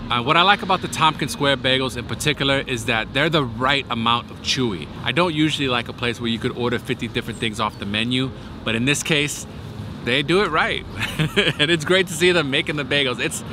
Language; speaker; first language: English; native; English